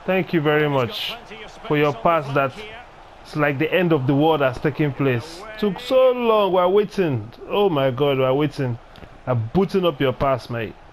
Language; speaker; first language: English; native; English